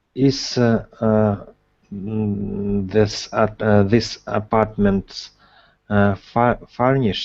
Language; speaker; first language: English; non-native, learner; Russian